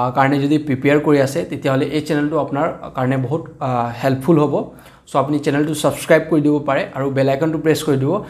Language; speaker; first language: Assamese; non-native, local second language; Hindi